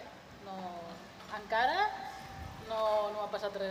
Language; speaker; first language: Catalan; non-native, local second language; Spanish